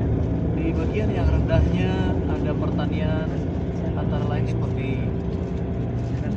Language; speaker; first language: Indonesian; native; Indonesian